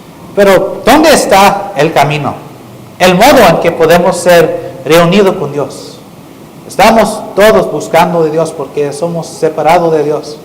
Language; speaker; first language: Spanish; non-native, learner; English